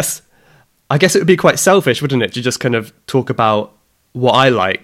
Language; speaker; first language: English; native; English